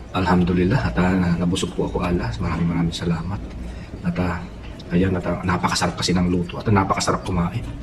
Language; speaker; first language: Filipino; non-native, local second language; Pampanga